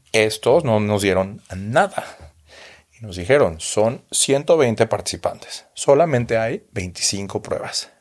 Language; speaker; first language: Spanish; native; Spanish